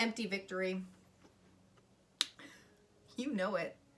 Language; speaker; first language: English; native; English